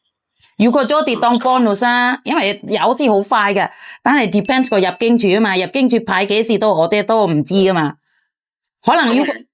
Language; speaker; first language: Cantonese; native; Cantonese